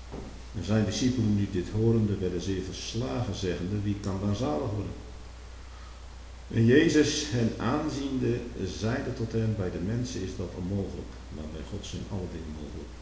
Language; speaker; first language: Dutch; native; Dutch